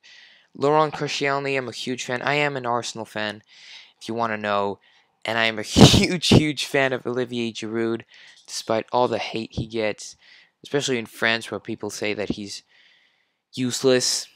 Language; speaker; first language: English; non-native, fluent; French